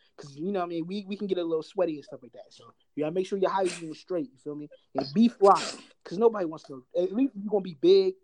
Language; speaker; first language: English; native; English